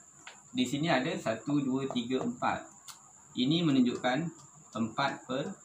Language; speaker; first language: Malay; native; Malay